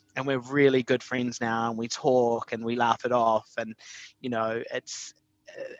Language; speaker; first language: English; native; English